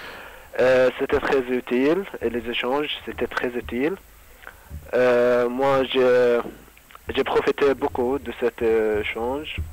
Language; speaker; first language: French; non-native, fluent; Arabic